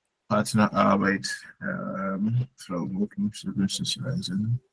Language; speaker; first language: German; non-native, learner; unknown